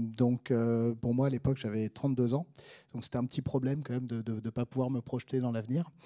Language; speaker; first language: French; native; French